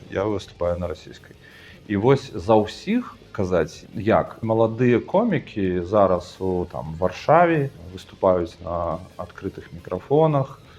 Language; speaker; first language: Belarusian; non-native, local second language; Russian